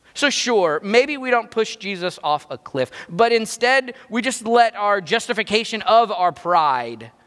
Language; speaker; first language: English; native; English